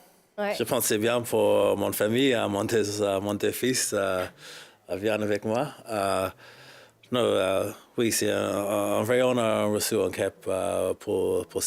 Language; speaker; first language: French; non-native, learner; English